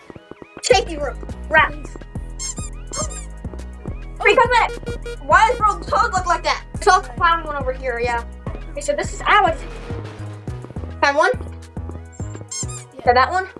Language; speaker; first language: English; native; English